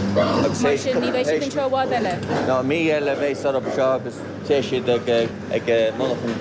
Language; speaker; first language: Irish; native; Irish